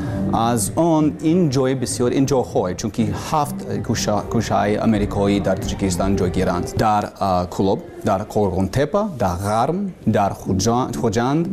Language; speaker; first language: Persian; non-native, learner; English